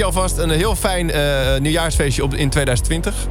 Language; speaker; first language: Dutch; native; Dutch